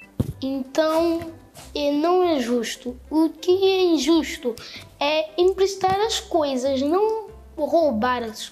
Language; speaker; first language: Portuguese; non-native, local second language; Kabuverdianu